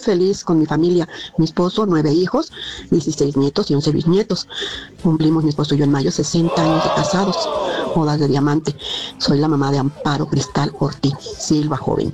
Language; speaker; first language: Spanish; native; Spanish